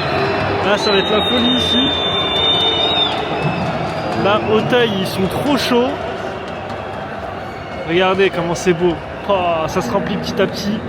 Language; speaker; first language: French; native; French